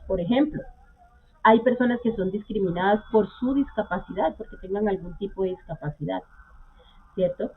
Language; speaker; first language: Spanish; native; Spanish